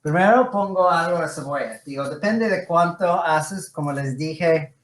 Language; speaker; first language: Spanish; non-native, fluent; English